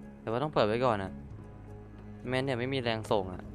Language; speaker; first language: Thai; native; Thai